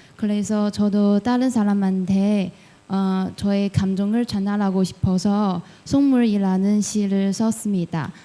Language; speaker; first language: Korean; non-native, fluent; Chinese